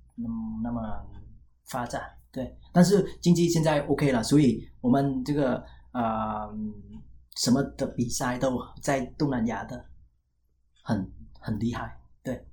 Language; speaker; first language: Chinese; non-native, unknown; Vietnamese